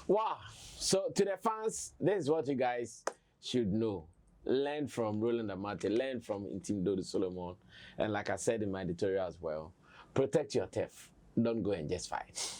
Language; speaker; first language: English; non-native, local second language; Akan